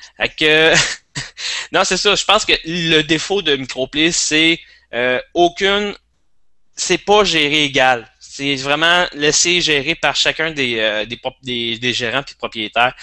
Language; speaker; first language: French; native; French